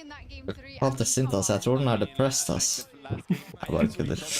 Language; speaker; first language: Norwegian; native; Norwegian